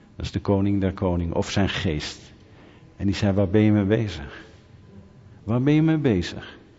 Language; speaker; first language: Dutch; native; Dutch